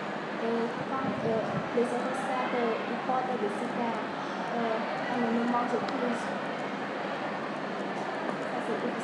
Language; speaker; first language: French; non-native, learner; Khmer